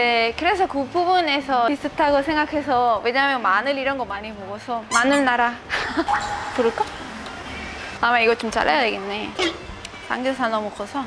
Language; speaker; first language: Korean; non-native, fluent; Spanish